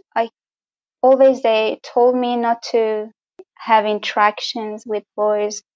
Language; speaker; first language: English; non-native, fluent; Persian